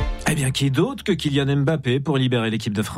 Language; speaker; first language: French; native; French